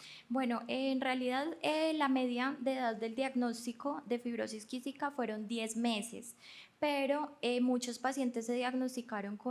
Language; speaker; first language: Spanish; native; Spanish